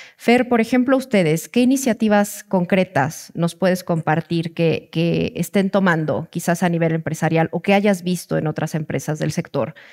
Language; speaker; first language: Spanish; native; Spanish